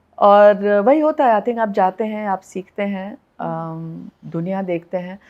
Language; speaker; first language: Hindi; native; Hindi